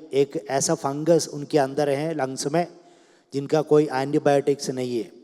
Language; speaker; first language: Hindi; non-native, local second language; Malayalam